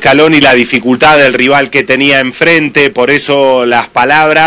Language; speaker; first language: Spanish; native; Spanish